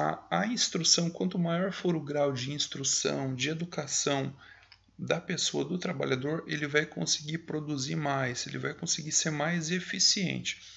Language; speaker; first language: Portuguese; native; Portuguese